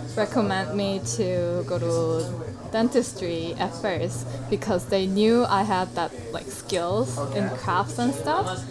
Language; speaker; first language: English; non-native, fluent; Korean